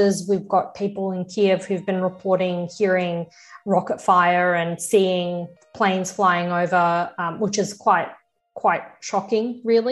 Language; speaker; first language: English; early bilingual, other home language; Russian